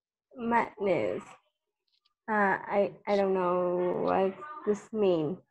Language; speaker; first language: English; non-native, learner; Vietnamese